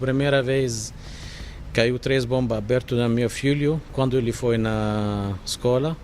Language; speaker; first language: Portuguese; non-native, learner; Arabic